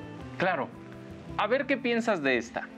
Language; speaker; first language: Spanish; native; Spanish